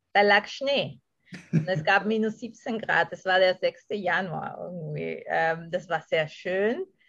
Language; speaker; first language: German; non-native, fluent; Spanish